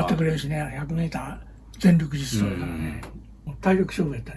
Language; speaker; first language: Japanese; native; Japanese